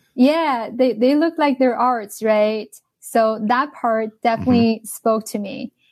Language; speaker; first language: English; non-native, fluent; Chinese